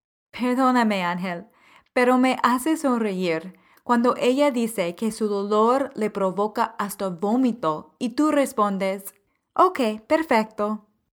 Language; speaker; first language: Spanish; non-native, fluent; English